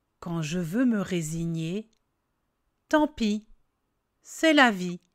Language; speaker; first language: French; native; French